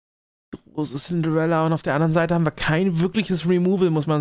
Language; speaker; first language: German; native; German